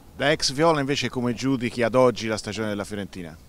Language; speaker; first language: Italian; native; Italian